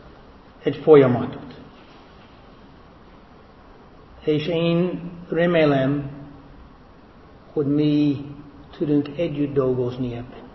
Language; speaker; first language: Hungarian; non-native, fluent; English